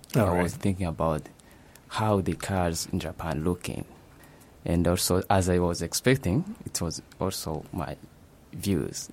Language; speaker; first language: English; non-native, local second language; Kinyarwanda